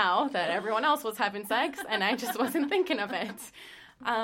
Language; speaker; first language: English; non-native, fluent; Spanish